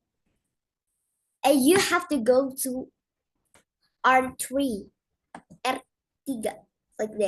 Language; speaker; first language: English; non-native, learner; Indonesian